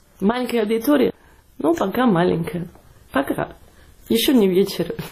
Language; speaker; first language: Russian; non-native, fluent; Catalan